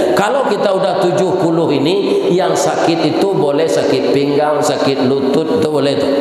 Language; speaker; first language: Malay; non-native, local second language; Minangkabau